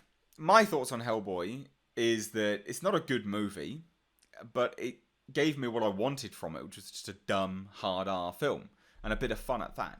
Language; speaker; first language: English; native; English